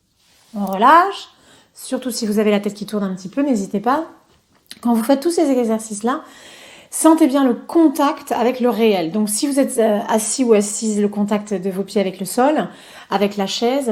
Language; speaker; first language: French; native; French